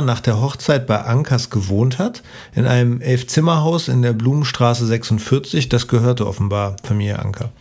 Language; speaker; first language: German; native; German